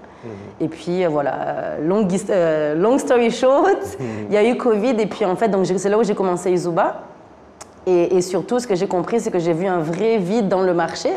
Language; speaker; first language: French; native; French